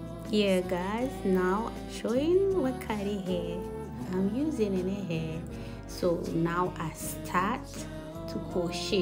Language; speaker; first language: English; non-native, fluent; Haitian Creole